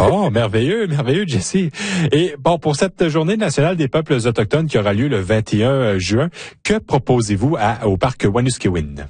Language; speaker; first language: French; native; French